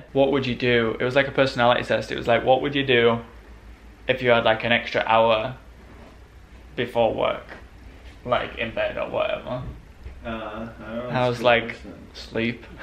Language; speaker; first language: English; native; English